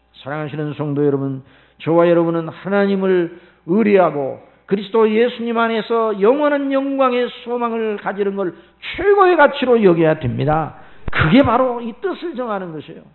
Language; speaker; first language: Korean; native; Korean